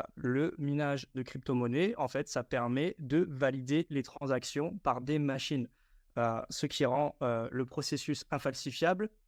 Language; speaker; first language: French; native; French